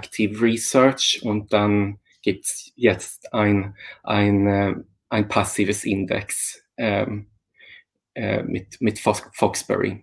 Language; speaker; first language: German; non-native, fluent; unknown